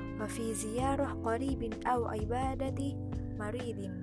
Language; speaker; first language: Arabic; non-native, learner; Indonesian